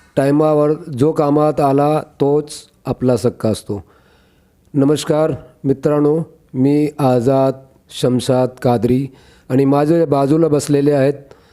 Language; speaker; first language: Marathi; non-native, local second language; Urdu